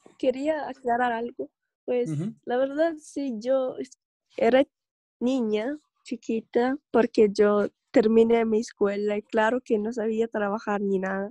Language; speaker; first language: Spanish; non-native, learner; Russian